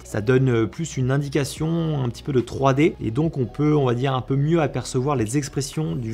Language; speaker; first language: French; native; French